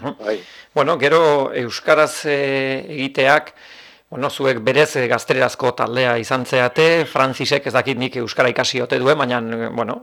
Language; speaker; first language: Basque; native; Basque